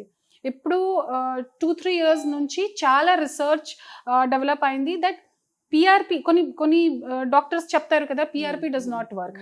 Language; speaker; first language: Telugu; non-native, learner; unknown